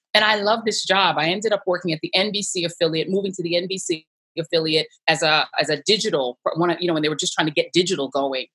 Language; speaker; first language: English; native; English